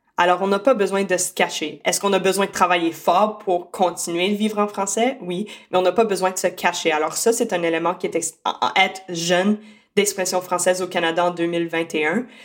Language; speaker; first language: French; native; French